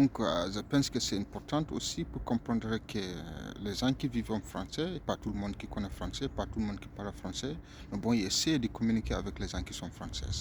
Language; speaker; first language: French; non-native, learner; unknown